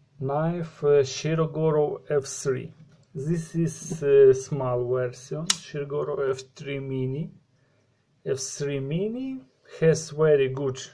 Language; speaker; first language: English; non-native, learner; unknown